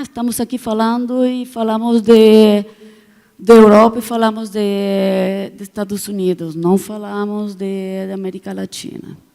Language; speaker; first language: Portuguese; non-native, fluent; Spanish